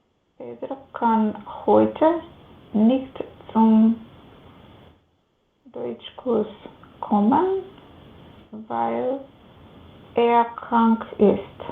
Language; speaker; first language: German; non-native, learner; Macedonian